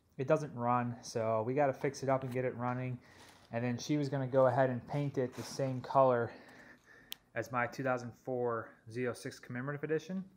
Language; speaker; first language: English; native; English